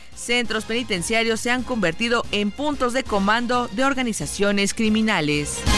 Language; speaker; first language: Spanish; native; Spanish